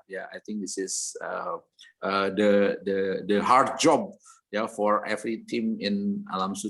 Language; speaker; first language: English; non-native, learner; Indonesian